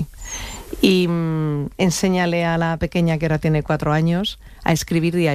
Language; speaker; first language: Spanish; native; Spanish